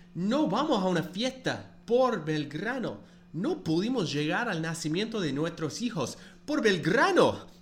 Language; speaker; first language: Spanish; non-native, fluent; English